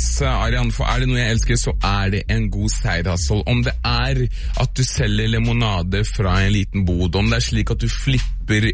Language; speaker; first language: Norwegian; native; Norwegian